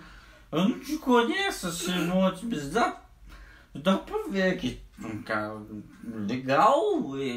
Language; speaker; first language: Portuguese; non-native, fluent; French